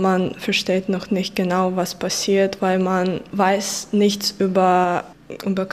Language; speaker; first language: German; early bilingual, other home language; Ukrainian